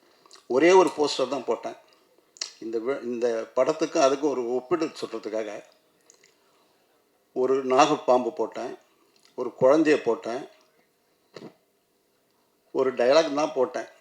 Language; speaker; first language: Tamil; native; Tamil